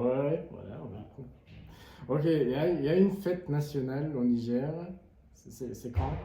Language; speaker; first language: French; non-native, fluent; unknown